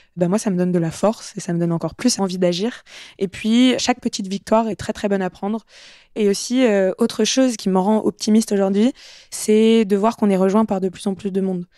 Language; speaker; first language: French; native; French